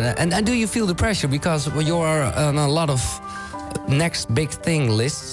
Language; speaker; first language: English; non-native, fluent; Dutch